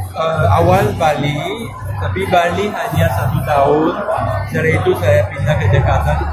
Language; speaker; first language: Indonesian; non-native, fluent; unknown